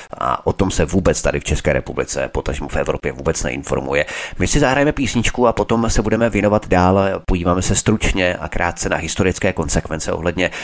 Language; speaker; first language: Czech; native; Czech